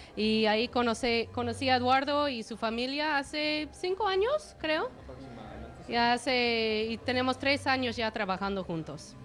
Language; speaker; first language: Spanish; non-native, fluent; English